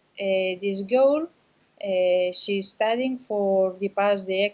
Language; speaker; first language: English; non-native, learner; Spanish